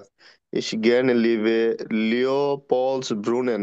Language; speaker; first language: German; non-native, learner; Bangla